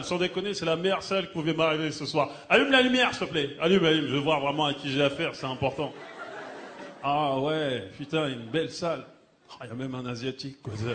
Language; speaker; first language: French; early bilingual, other home language; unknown